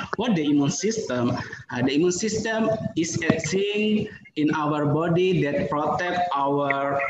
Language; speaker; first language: English; non-native, fluent; Indonesian